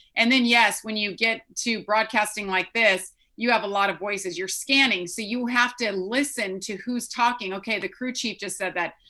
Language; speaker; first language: English; native; English